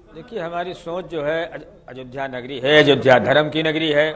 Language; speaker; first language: Hindi; native; Hindi